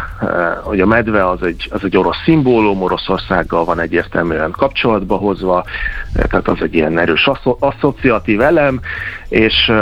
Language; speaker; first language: Hungarian; native; Hungarian